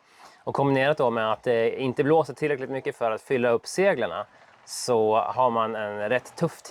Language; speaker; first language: Swedish; native; Swedish